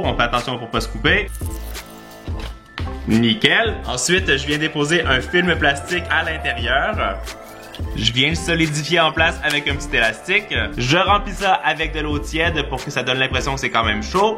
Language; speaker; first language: French; native; French